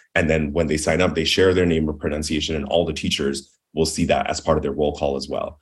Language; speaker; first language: English; early bilingual, other home language; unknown